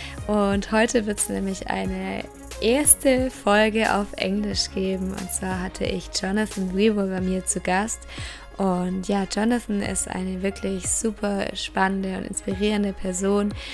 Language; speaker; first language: German; native; German